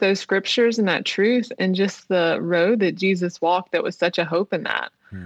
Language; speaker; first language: English; native; English